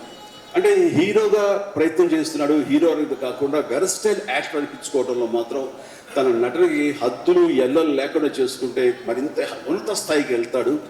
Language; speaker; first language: Telugu; native; Telugu